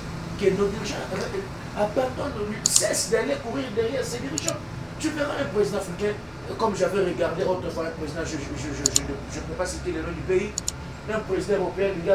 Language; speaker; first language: French; non-native, local second language; Lingala